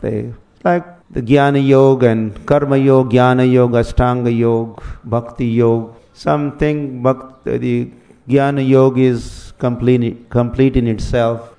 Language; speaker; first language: English; non-native, local second language; Marathi